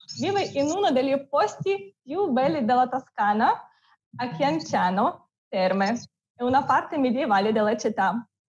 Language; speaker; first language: Italian; non-native, fluent; Russian